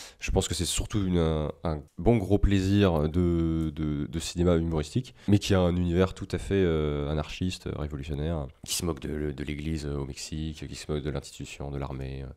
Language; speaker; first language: French; native; French